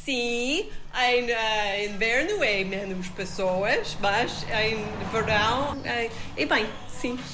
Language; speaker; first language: Portuguese; non-native, learner; English